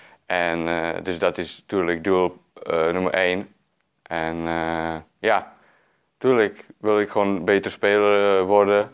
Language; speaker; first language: Dutch; non-native, fluent; Czech